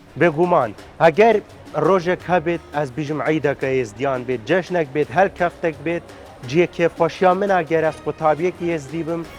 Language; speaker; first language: Kurdish; native; Kurdish